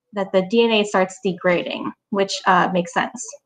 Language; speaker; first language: English; native; English